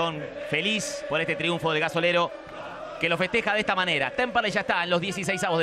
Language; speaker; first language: Spanish; native; Spanish